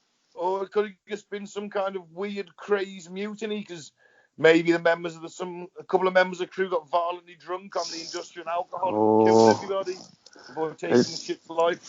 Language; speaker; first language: English; native; English